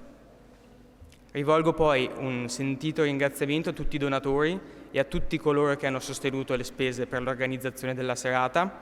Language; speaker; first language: Italian; native; Italian